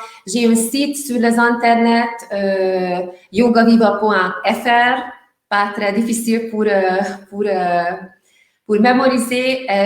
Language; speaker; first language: French; non-native, learner; Hungarian